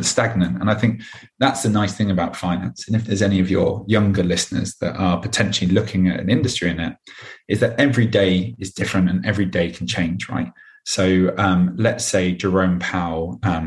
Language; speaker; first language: English; native; English